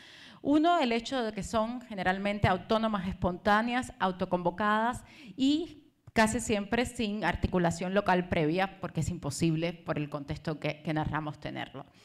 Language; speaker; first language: Spanish; native; Spanish